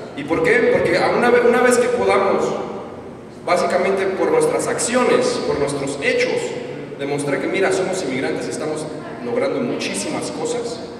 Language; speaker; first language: Spanish; native; Spanish